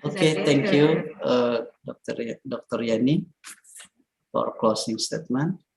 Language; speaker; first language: English; non-native, learner; Indonesian